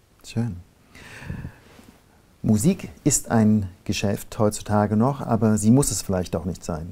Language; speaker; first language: German; native; German